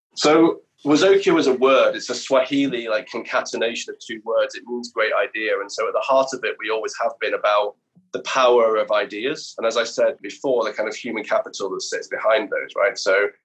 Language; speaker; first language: English; native; English